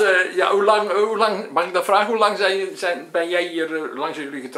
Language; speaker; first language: Dutch; native; Dutch